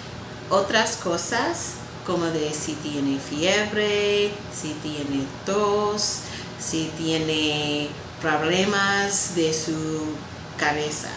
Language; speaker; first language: Spanish; non-native, learner; English